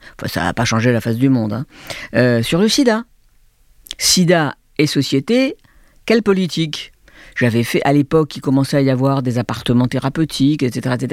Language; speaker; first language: French; native; French